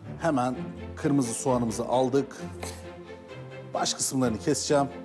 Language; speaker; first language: Turkish; native; Turkish